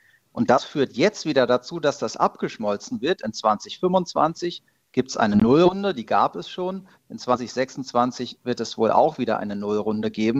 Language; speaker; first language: German; native; German